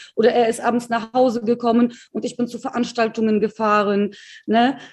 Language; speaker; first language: German; early bilingual, other home language; Polish